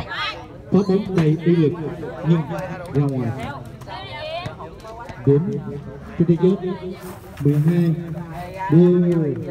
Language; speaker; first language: Vietnamese; native; Vietnamese